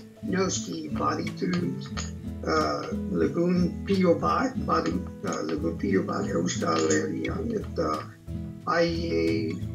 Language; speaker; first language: Basque; non-native, fluent; English